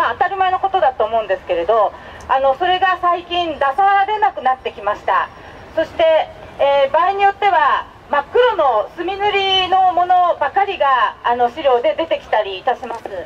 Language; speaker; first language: Japanese; native; Japanese